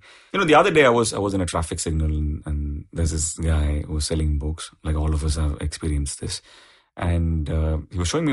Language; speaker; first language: English; non-native, local second language; Tamil